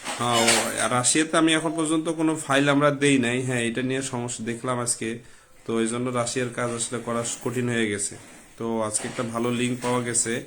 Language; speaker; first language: Bangla; native; Bangla